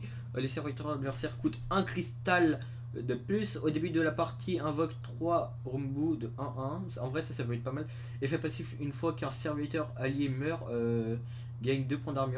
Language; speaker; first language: French; native; French